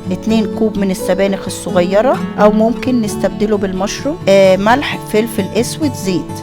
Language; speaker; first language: Arabic; native; Arabic